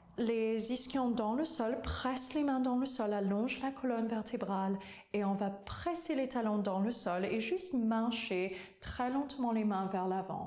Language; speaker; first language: French; non-native, fluent; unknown